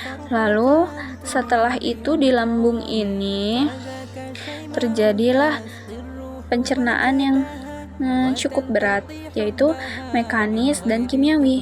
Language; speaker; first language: Indonesian; native; Indonesian